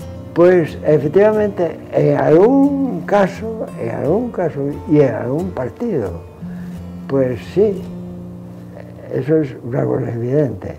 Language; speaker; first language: Spanish; native; Spanish